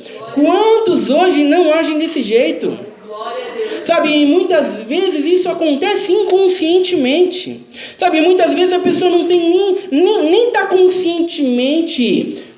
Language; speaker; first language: Portuguese; native; Portuguese